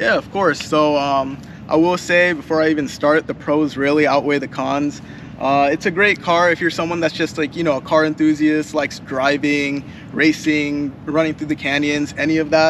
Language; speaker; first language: English; native; English